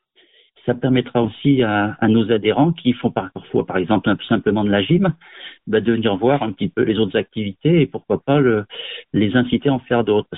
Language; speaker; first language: French; native; French